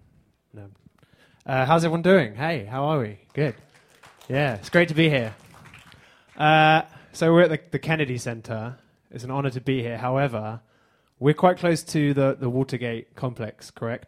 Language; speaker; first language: English; native; English